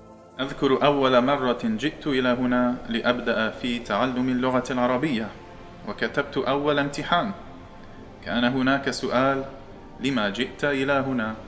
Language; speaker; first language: Arabic; non-native, learner; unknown